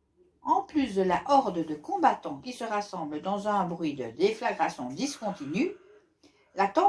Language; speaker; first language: French; native; French